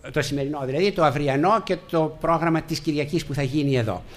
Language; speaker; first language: Greek; native; Greek